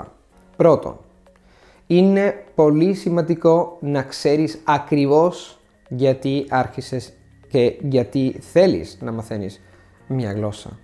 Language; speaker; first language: Greek; non-native, fluent; Italian